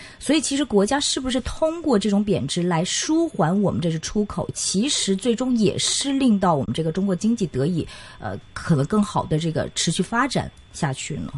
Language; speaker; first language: Chinese; non-native, local second language; Cantonese